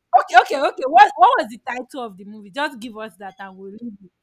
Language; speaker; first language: English; non-native, local second language; Yoruba